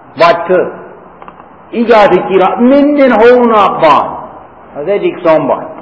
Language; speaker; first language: Hungarian; non-native, fluent; English